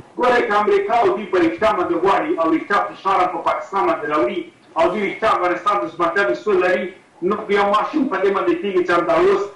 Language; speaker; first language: Pashto; native; Pashto